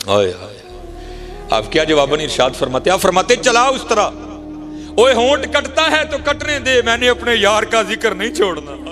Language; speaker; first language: Urdu; non-native, local second language; Punjabi